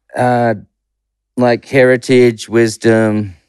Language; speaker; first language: English; native; English